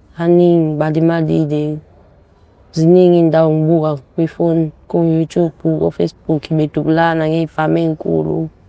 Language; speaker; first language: Zulu; early bilingual, other home language; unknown